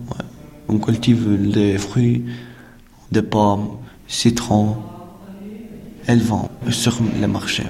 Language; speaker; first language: French; non-native, learner; Albanian